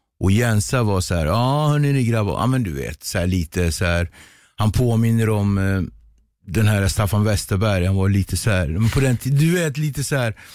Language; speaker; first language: Swedish; early bilingual, other home language; Kabuverdianu